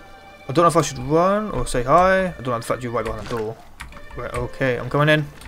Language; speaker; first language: English; native; English